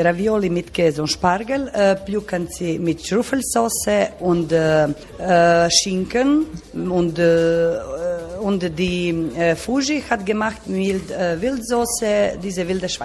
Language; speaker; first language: German; non-native, learner; Croatian